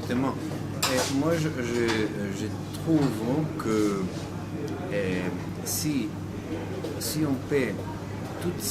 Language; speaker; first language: French; non-native, fluent; Greek